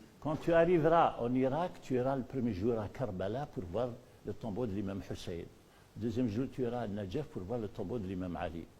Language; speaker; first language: French; non-native, local second language; Berber languages